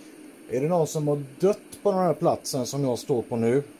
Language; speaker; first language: Swedish; native; Swedish